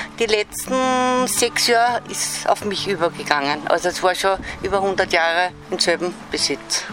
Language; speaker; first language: German; native; German